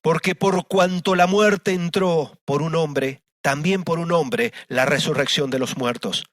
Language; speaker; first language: Spanish; native; Spanish